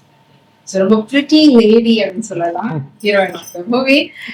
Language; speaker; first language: Tamil; native; Tamil